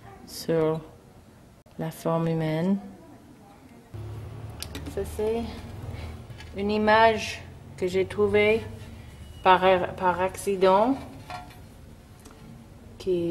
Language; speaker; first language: French; non-native, learner; English